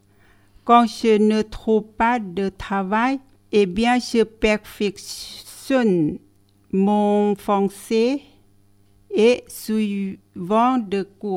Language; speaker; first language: French; non-native, learner; Thai